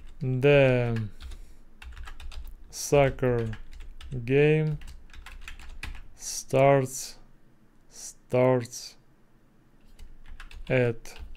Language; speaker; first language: English; non-native, learner; Russian